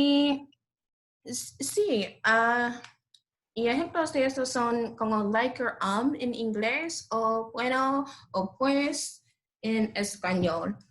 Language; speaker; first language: Spanish; non-native, learner; English